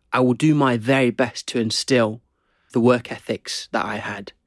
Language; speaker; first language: English; native; English